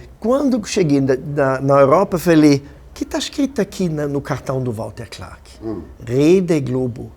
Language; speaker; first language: Portuguese; non-native, fluent; German